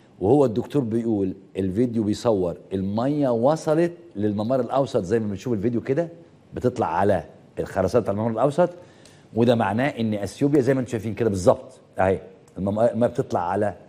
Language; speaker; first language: Arabic; native; Arabic